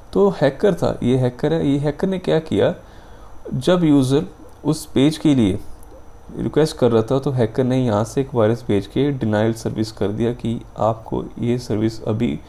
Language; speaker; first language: Hindi; non-native, local second language; Punjabi